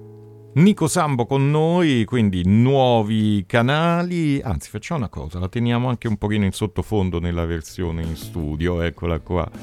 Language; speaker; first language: Italian; native; Italian